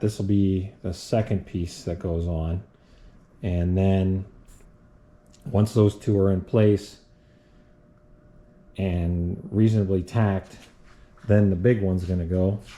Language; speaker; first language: English; native; English